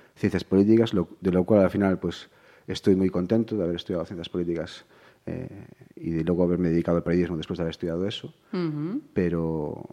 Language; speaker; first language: Spanish; native; Spanish